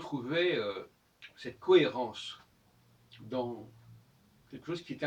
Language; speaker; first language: French; native; French